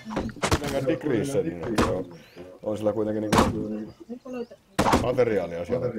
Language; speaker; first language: Finnish; native; Finnish